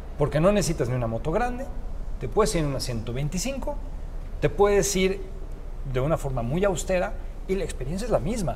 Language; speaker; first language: Spanish; native; Spanish